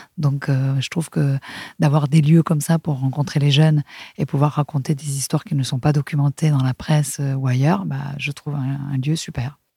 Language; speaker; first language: French; non-native, fluent; Spanish